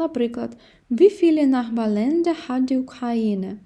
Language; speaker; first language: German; non-native, fluent; Ukrainian